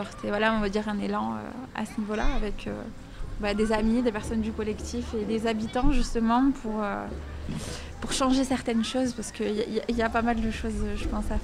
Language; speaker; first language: French; native; French